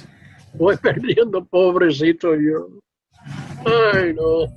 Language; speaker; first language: Spanish; non-native, fluent; English